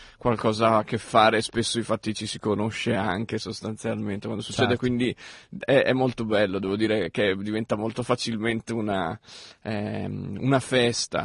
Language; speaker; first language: Italian; native; Italian